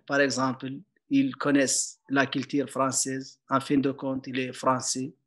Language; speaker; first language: French; non-native, local second language; Arabic